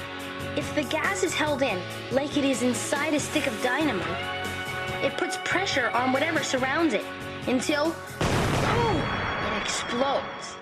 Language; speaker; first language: English; native; English